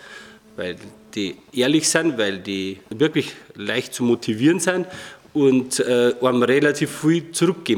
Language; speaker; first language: German; native; German